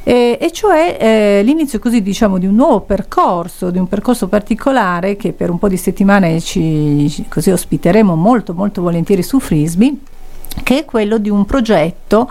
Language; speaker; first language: Italian; native; Italian